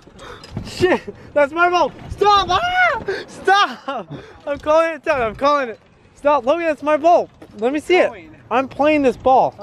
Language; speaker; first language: English; native; English